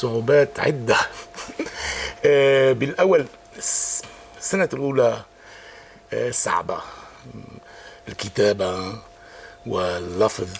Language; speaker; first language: Arabic; non-native, fluent; French